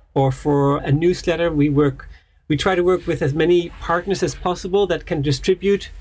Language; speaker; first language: English; non-native, fluent; Dutch